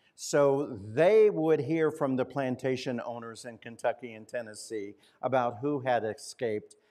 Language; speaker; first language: English; native; English